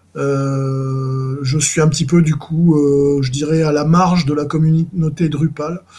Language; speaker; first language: French; native; French